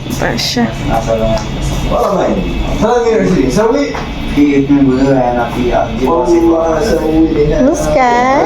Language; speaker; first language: Arabic; non-native, learner; Bangla